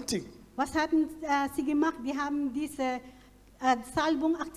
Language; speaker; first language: German; non-native, fluent; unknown